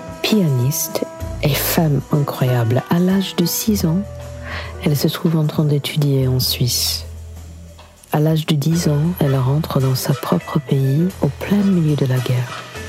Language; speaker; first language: French; non-native, fluent; English